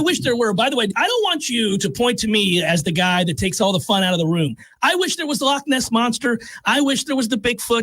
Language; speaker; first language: English; native; English